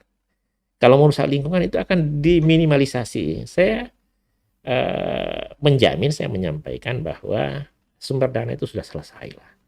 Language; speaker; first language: Indonesian; native; Indonesian